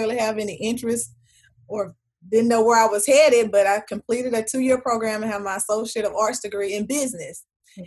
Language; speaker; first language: English; native; English